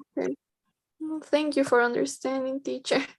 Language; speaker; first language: English; non-native, learner; Spanish